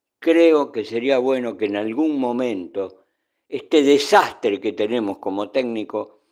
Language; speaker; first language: Spanish; native; Spanish